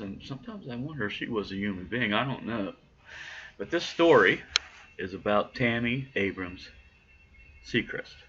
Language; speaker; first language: English; native; English